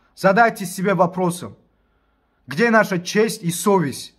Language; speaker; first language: Russian; non-native, local second language; Tajik